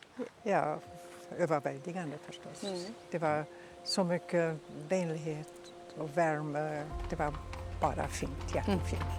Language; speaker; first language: Swedish; non-native, fluent; German